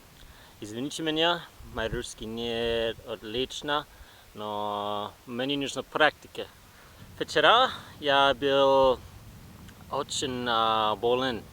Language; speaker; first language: Russian; non-native, learner; English